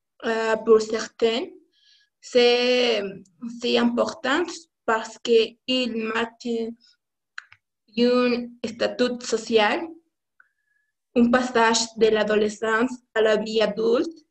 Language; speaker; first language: French; non-native, learner; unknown